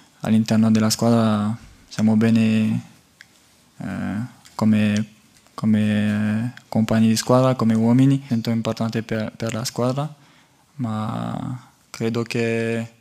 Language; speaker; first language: Italian; non-native, fluent; French